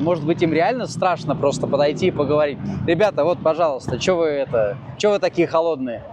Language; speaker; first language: Russian; native; Russian